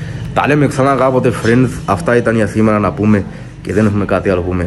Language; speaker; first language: Greek; early bilingual, other home language; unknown